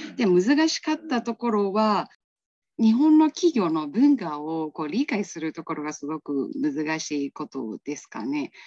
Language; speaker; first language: Japanese; non-native, fluent; Burmese